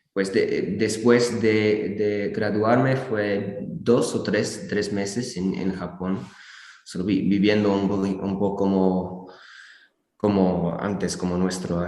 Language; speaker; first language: Spanish; non-native, learner; English